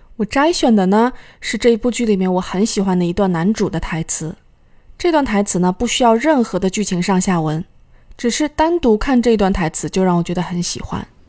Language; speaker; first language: Chinese; native; Chinese